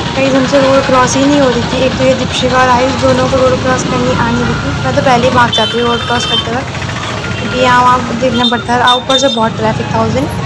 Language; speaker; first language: Hindi; native; Hindi